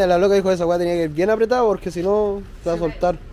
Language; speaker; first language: Spanish; native; Spanish